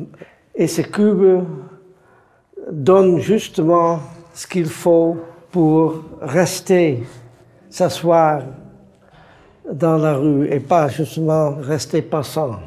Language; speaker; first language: French; non-native, fluent; Dutch